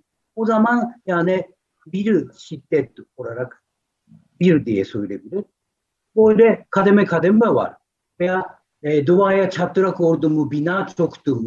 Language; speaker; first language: Turkish; non-native, fluent; Japanese